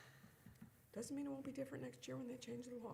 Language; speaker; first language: English; native; English